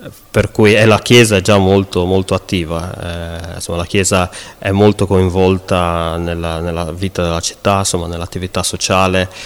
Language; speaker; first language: Italian; native; Italian